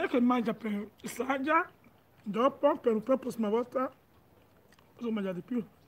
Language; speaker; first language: Italian; non-native, learner; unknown